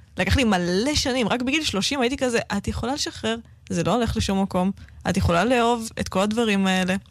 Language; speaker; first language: Hebrew; native; Hebrew